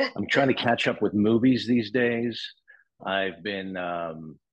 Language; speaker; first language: English; native; English